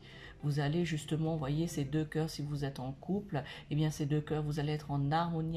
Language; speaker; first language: French; native; French